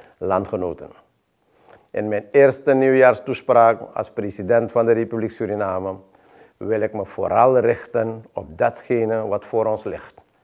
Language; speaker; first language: Dutch; native; Dutch